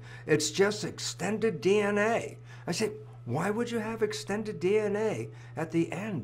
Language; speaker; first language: English; native; English